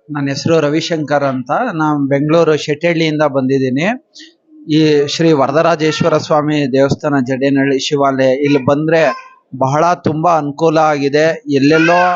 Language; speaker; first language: Kannada; native; Kannada